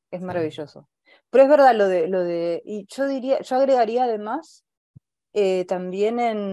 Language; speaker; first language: Spanish; native; Spanish